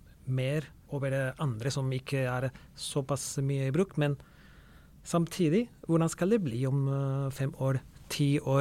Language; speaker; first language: Norwegian; non-native, fluent; Spanish